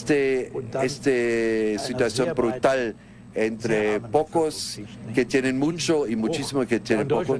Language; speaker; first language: Spanish; non-native, fluent; German